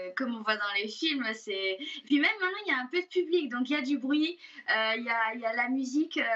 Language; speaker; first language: French; native; French